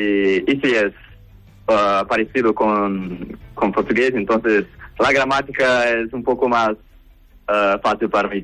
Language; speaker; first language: Spanish; non-native, learner; Portuguese